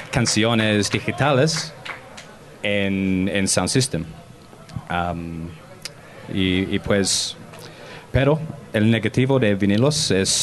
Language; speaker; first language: Spanish; non-native, learner; English